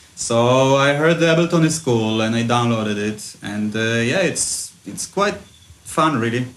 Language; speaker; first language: English; early bilingual, other home language; Russian